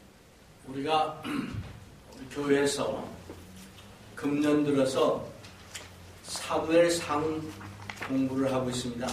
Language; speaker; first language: Korean; native; Korean